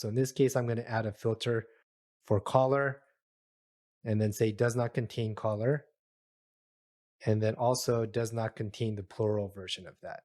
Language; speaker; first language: English; native; English